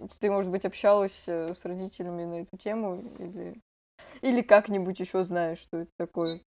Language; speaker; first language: Russian; native; Russian